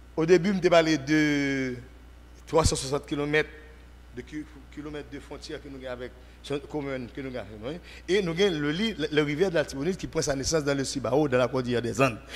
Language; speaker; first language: French; non-native, local second language; Haitian Creole